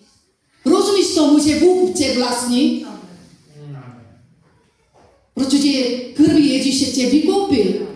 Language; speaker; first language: Czech; non-native, fluent; Korean